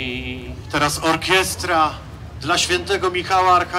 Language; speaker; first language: Polish; native; Polish